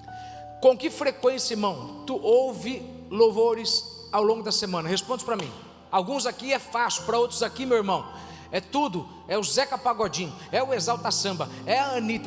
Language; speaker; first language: Portuguese; native; Portuguese